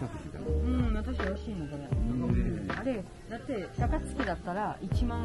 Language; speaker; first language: Japanese; non-native, fluent; French